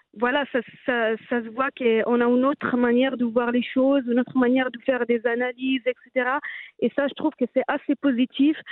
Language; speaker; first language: French; non-native, fluent; Italian